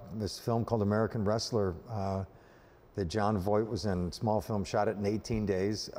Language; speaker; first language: English; native; English